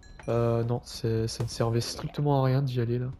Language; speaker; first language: French; native; French